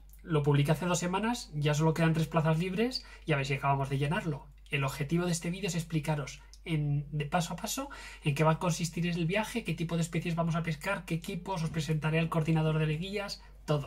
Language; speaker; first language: Spanish; native; Spanish